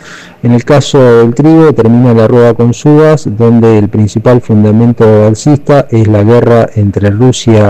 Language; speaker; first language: Spanish; native; Spanish